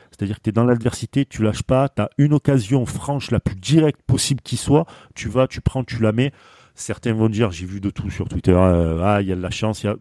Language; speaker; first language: French; native; French